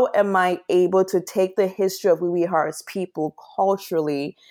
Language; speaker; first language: English; non-native, local second language; Yoruba